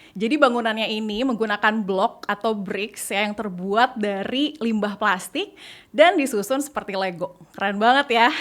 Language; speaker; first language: Indonesian; native; Indonesian